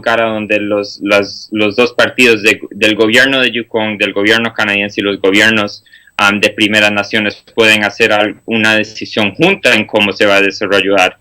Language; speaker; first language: Spanish; non-native, fluent; English